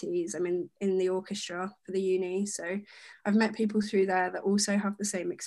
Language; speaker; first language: English; native; English